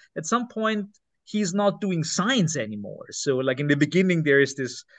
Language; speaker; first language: English; non-native, fluent; German